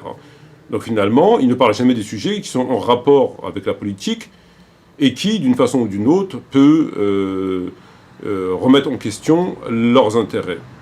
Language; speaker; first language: French; native; French